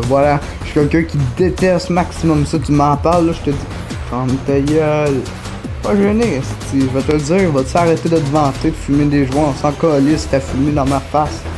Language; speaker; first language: French; native; French